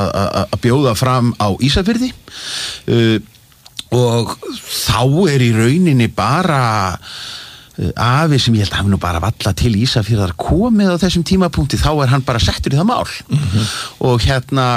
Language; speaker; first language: Icelandic; native; Icelandic